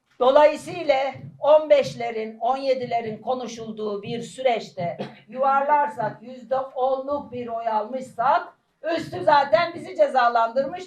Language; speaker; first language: Turkish; native; Turkish